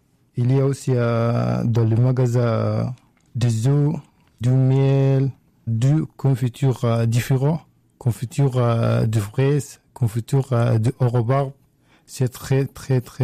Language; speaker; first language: French; non-native, learner; Arabic